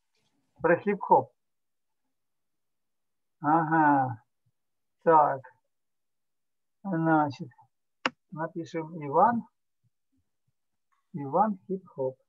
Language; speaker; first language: Russian; native; Russian